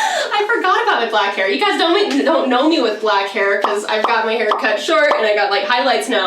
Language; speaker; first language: English; native; English